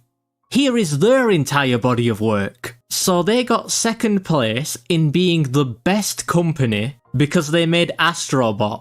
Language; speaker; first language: English; native; English